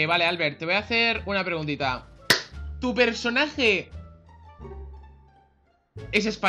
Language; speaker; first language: Spanish; native; Spanish